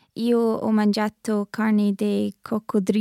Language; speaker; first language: Italian; non-native, learner; English